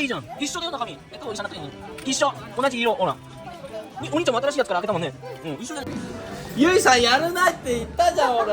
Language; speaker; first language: Japanese; non-native, fluent; Filipino